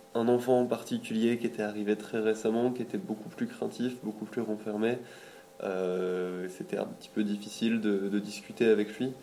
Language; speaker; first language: French; native; French